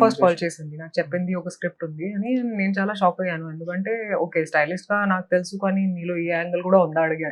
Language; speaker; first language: Telugu; non-native, fluent; Hindi